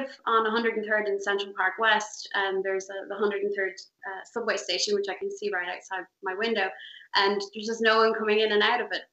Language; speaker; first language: English; native; English